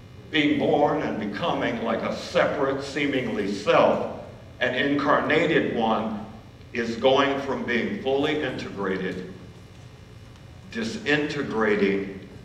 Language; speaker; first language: English; native; English